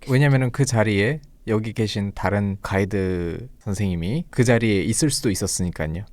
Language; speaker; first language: Korean; native; Korean